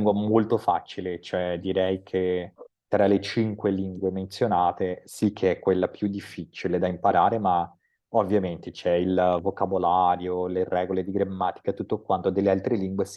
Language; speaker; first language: Italian; non-native, fluent; Portuguese